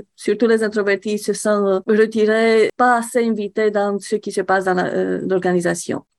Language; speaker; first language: French; non-native, fluent; Romanian